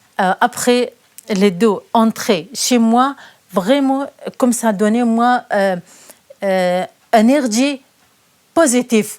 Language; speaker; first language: French; non-native, learner; Kurdish